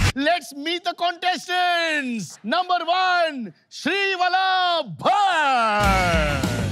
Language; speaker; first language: Hindi; non-native, local second language; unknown